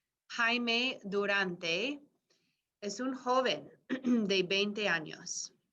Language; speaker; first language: Spanish; non-native, fluent; English